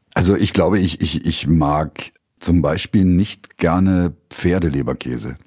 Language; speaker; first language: German; native; German